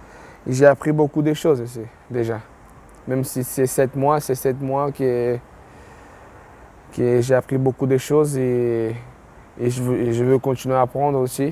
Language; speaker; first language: French; non-native, fluent; Portuguese